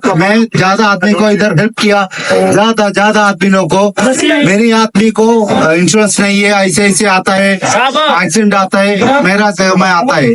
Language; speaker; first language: Urdu; non-native, local second language; Punjabi